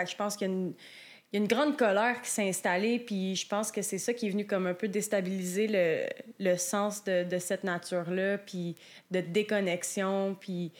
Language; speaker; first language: French; native; French